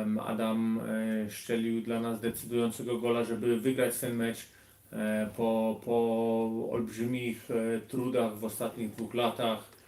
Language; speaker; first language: Polish; early bilingual, heritage; Polish